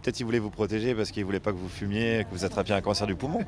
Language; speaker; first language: French; native; French